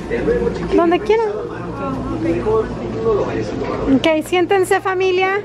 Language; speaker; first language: Spanish; native; Spanish